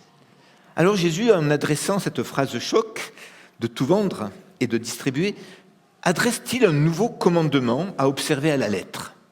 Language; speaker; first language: French; native; French